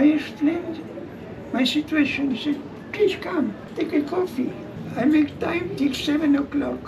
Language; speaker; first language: English; non-native, learner; German